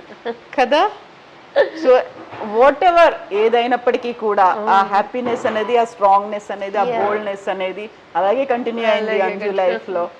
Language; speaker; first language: Telugu; native; Telugu